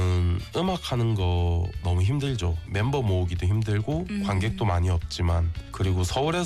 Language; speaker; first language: Korean; native; Korean